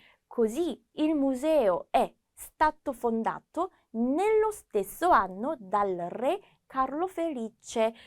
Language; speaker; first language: Italian; non-native, fluent; Korean